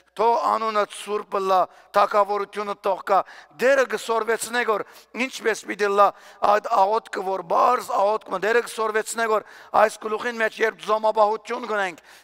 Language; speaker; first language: Armenian; native; Armenian